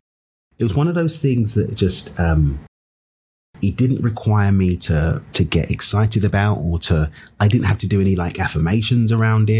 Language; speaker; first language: English; native; English